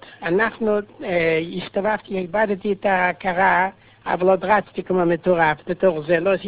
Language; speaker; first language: Hebrew; non-native, fluent; Yiddish